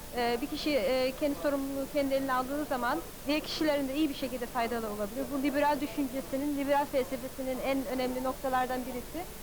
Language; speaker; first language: Turkish; early bilingual, heritage; Turkish